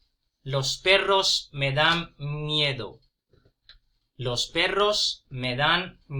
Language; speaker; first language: Spanish; non-native, fluent; Punjabi